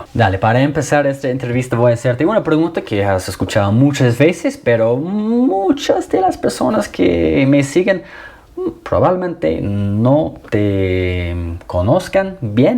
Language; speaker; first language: Spanish; non-native, fluent; English